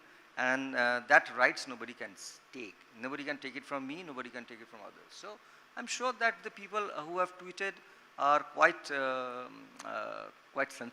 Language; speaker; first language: English; non-native, local second language; Bangla